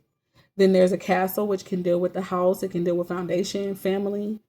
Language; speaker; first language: English; native; English